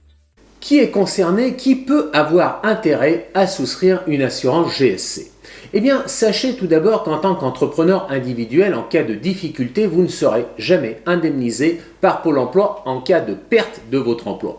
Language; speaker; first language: French; native; French